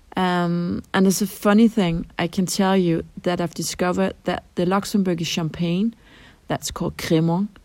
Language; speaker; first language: English; non-native, fluent; Danish